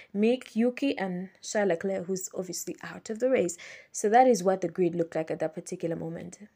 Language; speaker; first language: English; non-native, local second language; Ganda